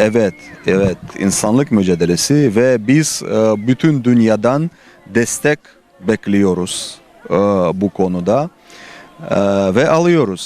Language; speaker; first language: Turkish; non-native, fluent; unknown